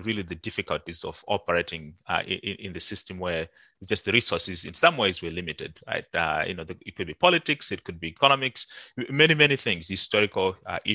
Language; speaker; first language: English; non-native, local second language; Shona